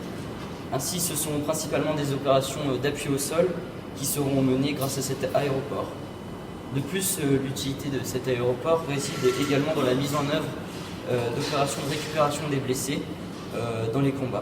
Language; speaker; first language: French; native; French